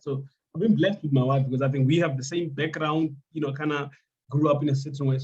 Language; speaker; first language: English; non-native, local second language; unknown